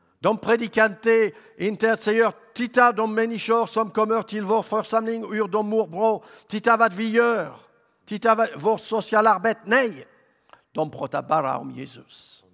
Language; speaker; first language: Swedish; non-native, learner; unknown